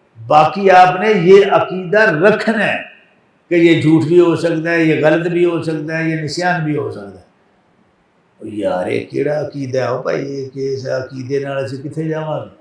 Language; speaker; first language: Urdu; non-native, local second language; Punjabi